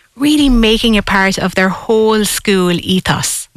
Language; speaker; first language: English; native; English